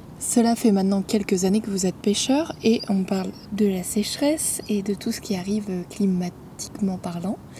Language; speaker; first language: French; native; French